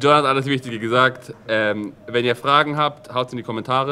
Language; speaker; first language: German; native; German